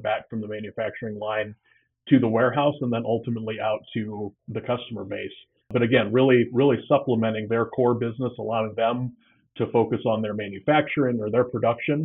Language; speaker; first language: English; native; English